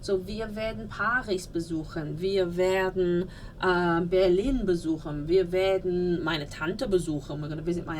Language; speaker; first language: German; non-native, fluent; English